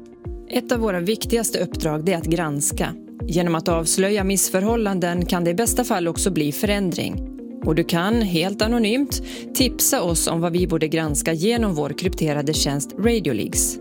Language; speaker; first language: Swedish; native; Swedish